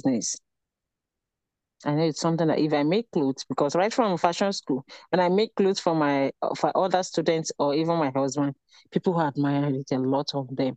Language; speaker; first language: English; non-native, local second language; Yoruba